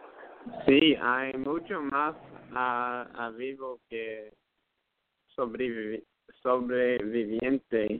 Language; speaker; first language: Spanish; non-native, learner; English